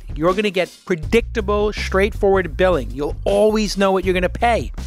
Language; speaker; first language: English; native; English